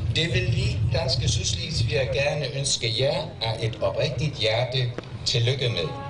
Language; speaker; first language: Danish; early bilingual, heritage; Danish